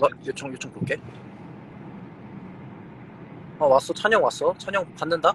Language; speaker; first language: Korean; native; Korean